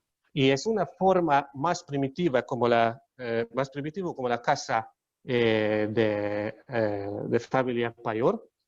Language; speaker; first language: Spanish; non-native, learner; Hungarian